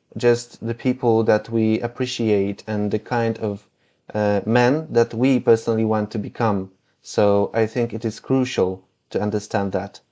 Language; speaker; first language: English; non-native, fluent; Polish